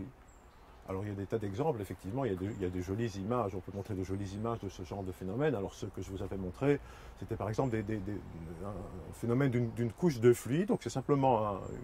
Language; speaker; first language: French; native; French